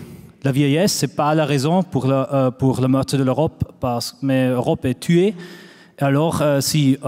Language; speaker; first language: French; non-native, fluent; German